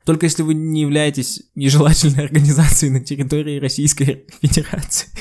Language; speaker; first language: Russian; native; Russian